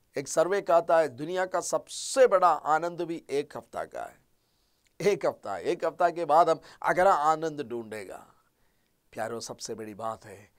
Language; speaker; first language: Hindi; non-native, local second language; Malayalam